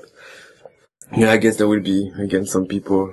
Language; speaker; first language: English; non-native, fluent; French